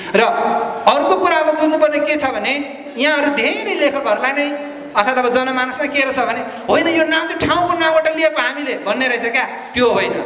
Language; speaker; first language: Nepali; non-native, local second language; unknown